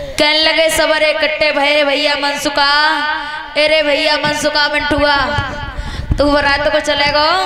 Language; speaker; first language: Hindi; native; Hindi